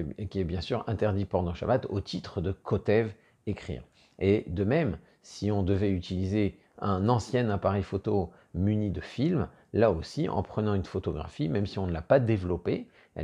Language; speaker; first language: French; native; French